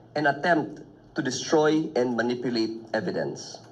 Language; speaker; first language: English; non-native, local second language; Filipino